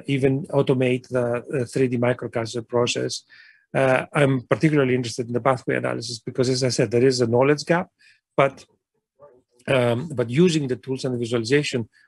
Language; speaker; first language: English; non-native, fluent; Greek